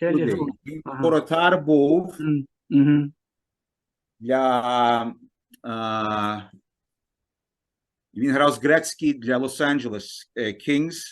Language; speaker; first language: Ukrainian; early bilingual, heritage; Ukrainian